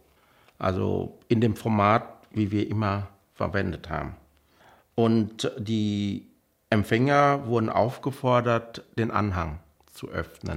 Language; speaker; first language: German; non-native, fluent; Vietnamese